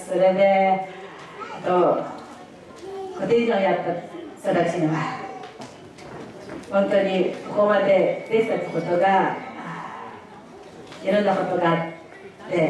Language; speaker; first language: Japanese; non-native, fluent; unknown